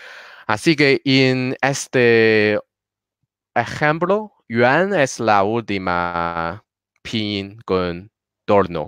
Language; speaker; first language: Spanish; non-native, learner; Chinese